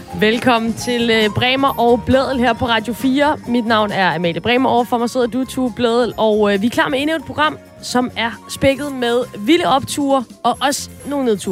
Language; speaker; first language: Danish; native; Danish